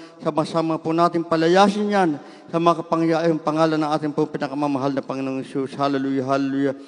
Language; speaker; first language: Filipino; native; Filipino